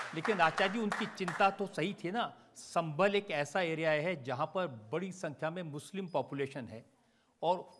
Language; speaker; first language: Hindi; native; Hindi